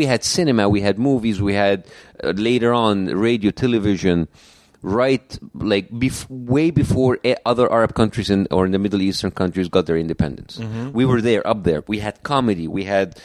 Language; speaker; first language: English; non-native, fluent; Arabic